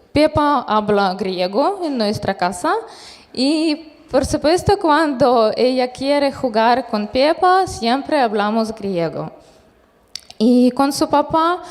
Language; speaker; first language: Spanish; non-native, fluent; Russian